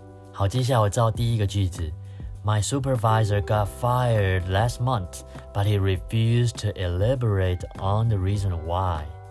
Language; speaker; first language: English; non-native, fluent; Chinese